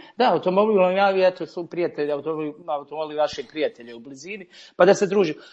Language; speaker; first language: Croatian; native; Croatian